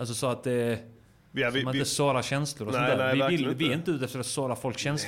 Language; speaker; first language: Swedish; native; Swedish